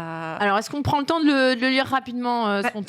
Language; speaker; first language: French; native; French